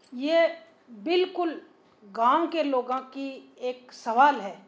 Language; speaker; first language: Hindi; native; Hindi